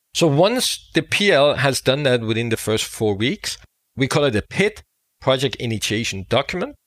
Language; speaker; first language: English; non-native, fluent; Danish